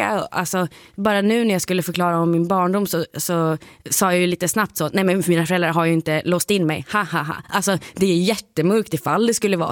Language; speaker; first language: Swedish; native; Swedish